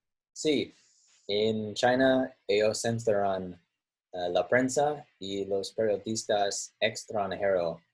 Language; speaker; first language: Spanish; non-native, learner; English